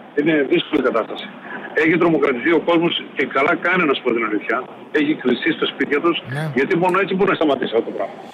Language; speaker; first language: Greek; native; Greek